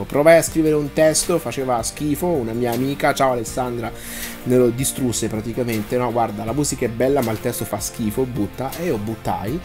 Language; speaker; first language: Italian; native; Italian